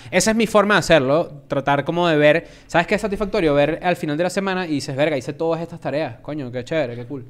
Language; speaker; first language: Spanish; native; Spanish